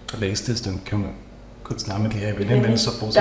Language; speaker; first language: German; native; German